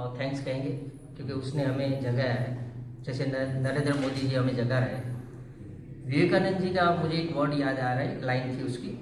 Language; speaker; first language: Hindi; non-native, local second language; Gujarati